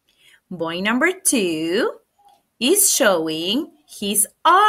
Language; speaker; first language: English; non-native, fluent; Spanish